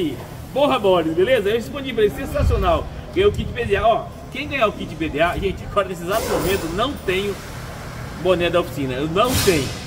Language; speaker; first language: Portuguese; native; Portuguese